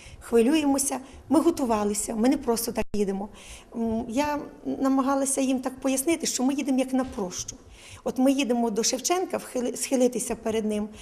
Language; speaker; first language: Ukrainian; native; Ukrainian